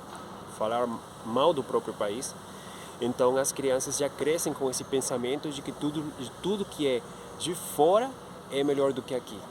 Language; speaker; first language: Portuguese; non-native, fluent; Spanish